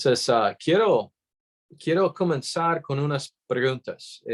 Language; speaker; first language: Spanish; non-native, fluent; English